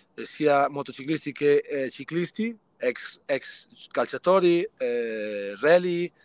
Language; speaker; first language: Italian; early bilingual, other home language; Spanish